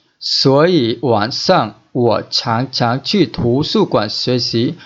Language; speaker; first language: Chinese; non-native, fluent; Vietnamese